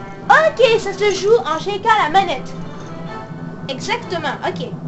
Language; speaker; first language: French; native; French